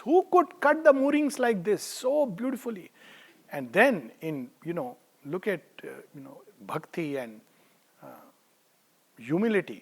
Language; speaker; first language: English; non-native, local second language; Hindi